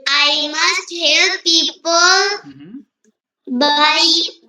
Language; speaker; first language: English; non-native, learner; Bangla